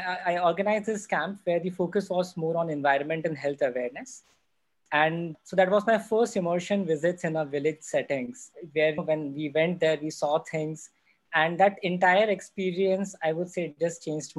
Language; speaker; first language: English; non-native, local second language; Hindi